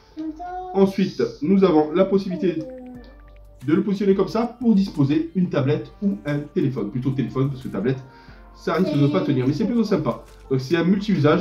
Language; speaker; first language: French; native; French